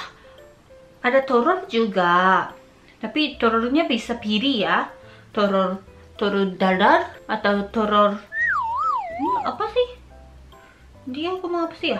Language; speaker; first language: Indonesian; non-native, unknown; Japanese